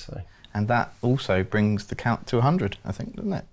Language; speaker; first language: English; native; English